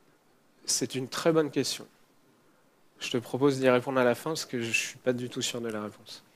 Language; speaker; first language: French; native; French